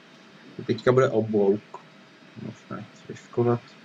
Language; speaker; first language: Czech; native; Czech